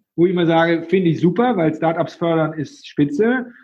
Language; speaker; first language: German; native; German